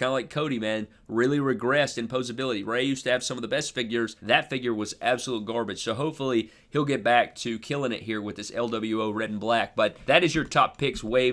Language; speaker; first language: English; native; English